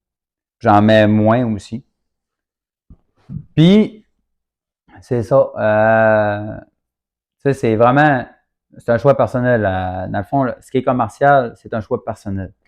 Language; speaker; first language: French; native; French